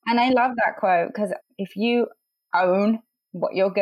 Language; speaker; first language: English; native; English